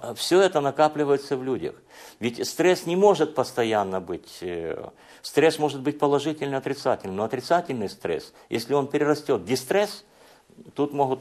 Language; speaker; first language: Russian; non-native, local second language; Hungarian